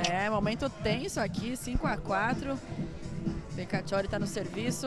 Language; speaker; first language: Portuguese; native; Portuguese